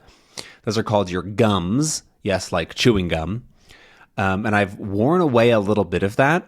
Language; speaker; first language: English; native; English